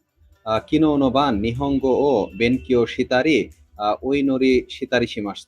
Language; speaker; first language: Japanese; non-native, learner; Bangla